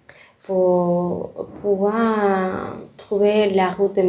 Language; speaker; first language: French; non-native, learner; Spanish